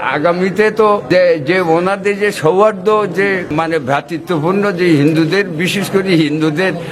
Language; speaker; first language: Bangla; native; Bangla